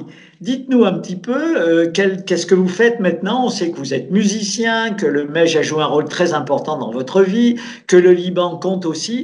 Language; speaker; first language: French; native; French